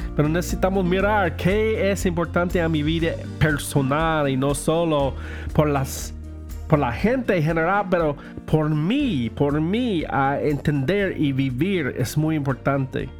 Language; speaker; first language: Spanish; non-native, learner; English